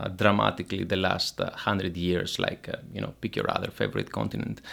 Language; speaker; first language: English; non-native, fluent; Greek